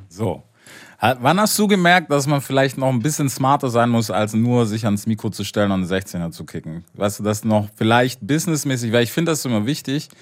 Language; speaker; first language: German; native; German